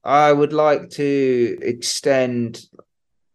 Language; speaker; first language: English; native; English